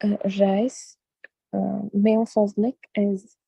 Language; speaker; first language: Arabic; non-native, learner; English